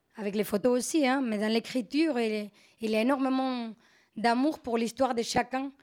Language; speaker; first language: French; non-native, fluent; Spanish